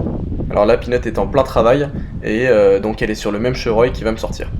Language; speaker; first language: French; native; French